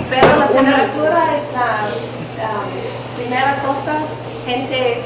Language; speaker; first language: Spanish; non-native, learner; English